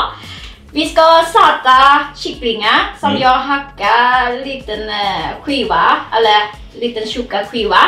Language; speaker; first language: Swedish; non-native, learner; Thai